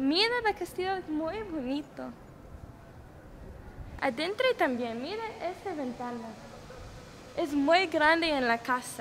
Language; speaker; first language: Spanish; non-native, learner; English